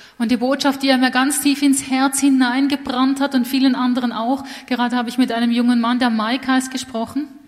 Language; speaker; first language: German; native; German